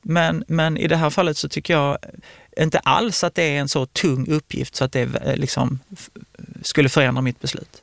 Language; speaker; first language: Swedish; native; Swedish